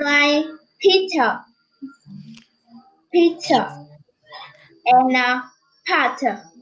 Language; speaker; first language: English; non-native, learner; Vietnamese